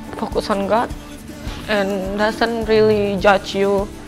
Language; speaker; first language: English; non-native, fluent; Indonesian